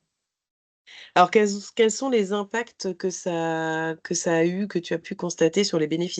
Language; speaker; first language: French; native; French